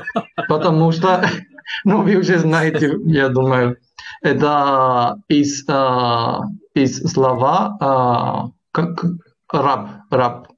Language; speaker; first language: Russian; non-native, fluent; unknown